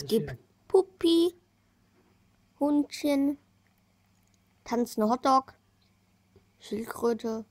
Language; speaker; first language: German; early bilingual, other home language; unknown